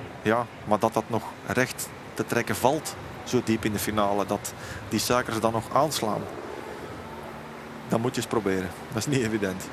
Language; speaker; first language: Dutch; native; Dutch